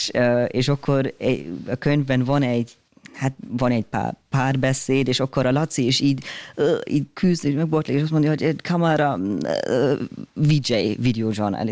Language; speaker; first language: Hungarian; non-native, fluent; German